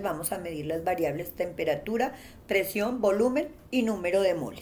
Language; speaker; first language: Spanish; native; Spanish